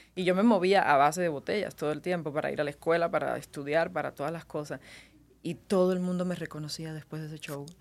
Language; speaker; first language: Spanish; native; Spanish